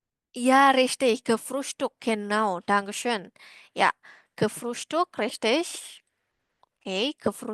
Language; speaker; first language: German; non-native, learner; Indonesian